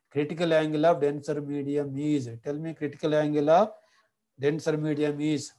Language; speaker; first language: English; non-native, local second language; Telugu